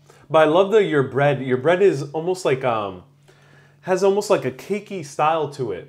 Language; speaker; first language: English; native; English